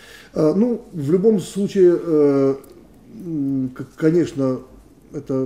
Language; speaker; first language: Russian; native; Russian